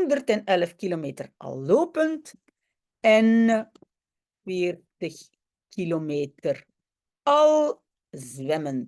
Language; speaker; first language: Dutch; non-native, local second language; French